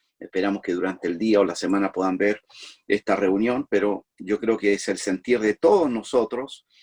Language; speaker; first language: Spanish; native; Spanish